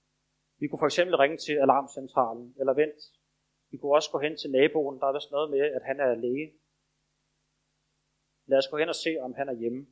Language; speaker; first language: Danish; native; Danish